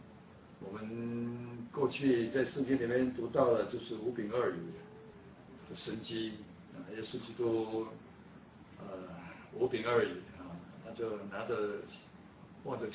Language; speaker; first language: Chinese; native; Chinese